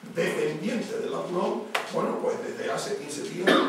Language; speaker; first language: Spanish; native; Spanish